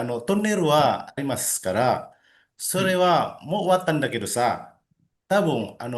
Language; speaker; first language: Japanese; non-native, learner; Indonesian